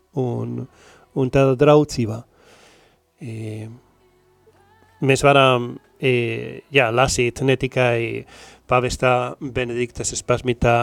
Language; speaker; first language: Latvian; non-native, learner; Spanish